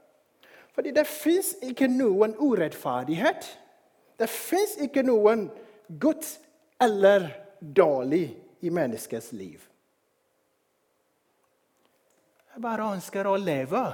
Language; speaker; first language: Norwegian; non-native, fluent; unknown